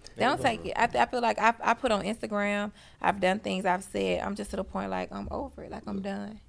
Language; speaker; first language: English; native; English